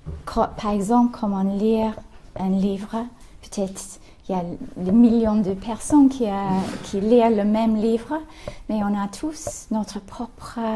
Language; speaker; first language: French; non-native, fluent; English